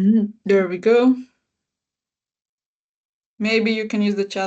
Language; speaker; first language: English; non-native, fluent; Spanish